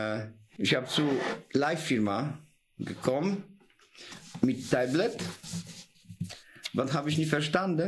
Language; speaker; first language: German; non-native, learner; Polish